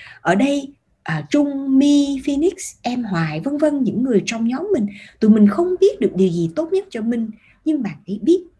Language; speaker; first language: Vietnamese; early bilingual, heritage; Vietnamese